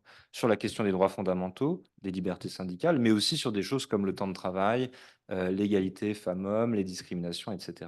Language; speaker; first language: French; native; French